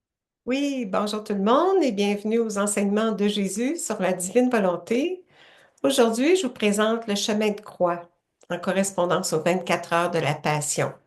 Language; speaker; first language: French; native; French